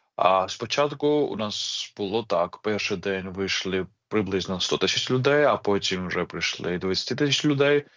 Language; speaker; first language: Ukrainian; non-native, fluent; Georgian